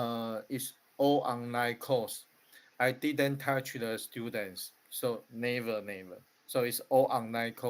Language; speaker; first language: English; non-native, learner; Chinese